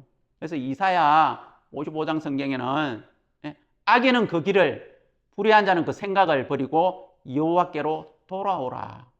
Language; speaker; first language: Korean; native; Korean